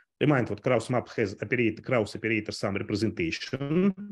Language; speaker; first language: English; non-native, fluent; Russian